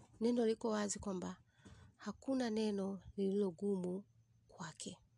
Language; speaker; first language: Swahili; native; Swahili